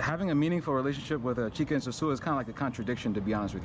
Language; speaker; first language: English; native; English